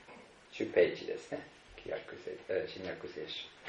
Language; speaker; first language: Japanese; non-native, fluent; German